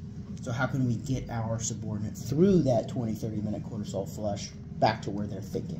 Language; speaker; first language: English; native; English